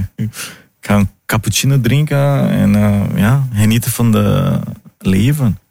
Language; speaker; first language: Dutch; non-native, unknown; Portuguese